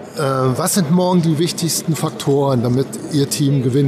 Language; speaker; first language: German; native; German